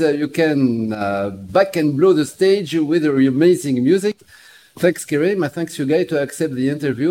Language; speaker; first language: English; non-native, learner; Arabic